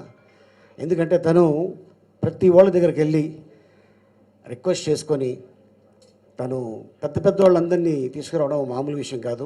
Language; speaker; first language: Telugu; native; Telugu